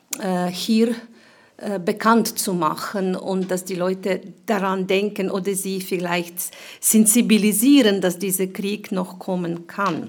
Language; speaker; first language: German; non-native, fluent; Ukrainian